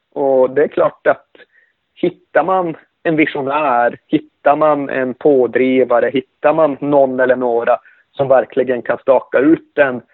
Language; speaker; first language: Swedish; native; Swedish